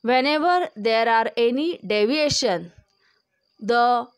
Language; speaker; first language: English; non-native, local second language; Marathi